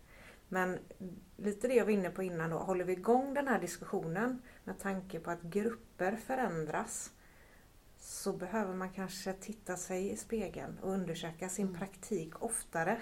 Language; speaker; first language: Swedish; native; Swedish